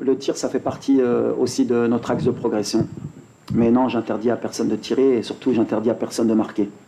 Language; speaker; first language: French; native; French